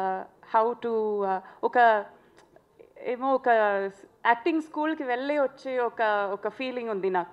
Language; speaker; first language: Telugu; non-native, local second language; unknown